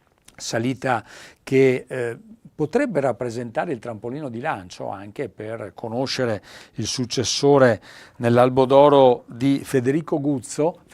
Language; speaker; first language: Italian; native; Italian